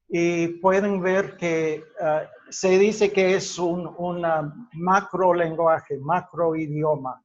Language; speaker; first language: Spanish; non-native, fluent; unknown